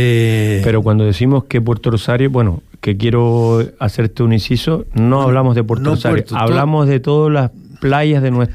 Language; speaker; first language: Spanish; native; Spanish